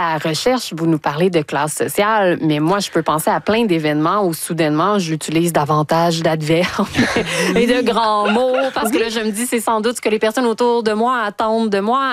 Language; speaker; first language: French; native; French